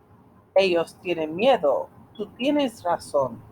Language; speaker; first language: Spanish; non-native, fluent; English